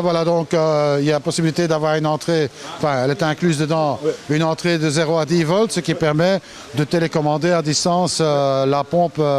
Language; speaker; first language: French; native; French